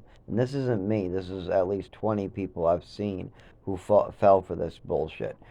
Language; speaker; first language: English; native; English